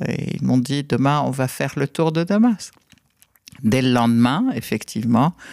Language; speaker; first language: French; non-native, fluent; Arabic